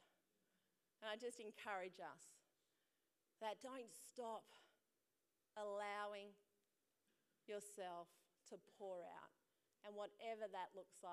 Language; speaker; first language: English; native; English